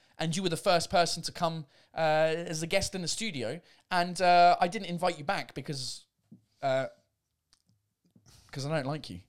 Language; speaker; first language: English; native; English